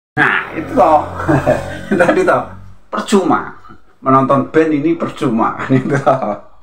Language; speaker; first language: Indonesian; native; Indonesian